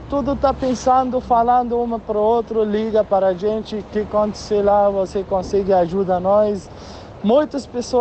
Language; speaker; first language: Portuguese; non-native, learner; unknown